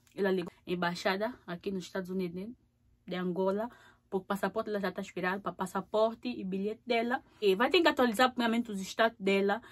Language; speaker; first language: Portuguese; native; Portuguese